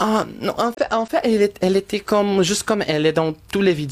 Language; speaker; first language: French; non-native, fluent; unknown